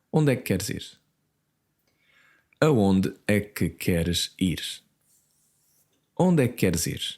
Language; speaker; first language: Portuguese; non-native, learner; English